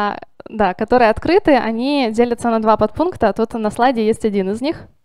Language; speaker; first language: Russian; native; Russian